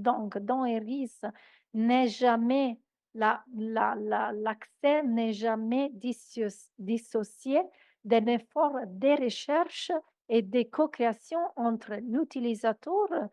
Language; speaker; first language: French; non-native, fluent; Italian